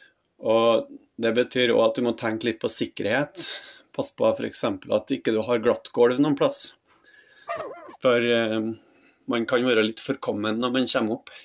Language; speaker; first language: Norwegian; native; Norwegian